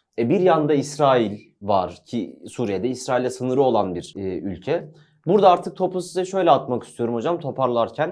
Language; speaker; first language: Turkish; native; Turkish